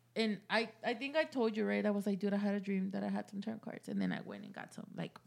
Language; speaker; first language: English; early bilingual, other home language; Spanish